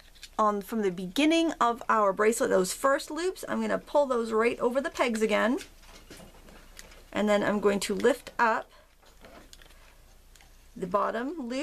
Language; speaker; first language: English; native; English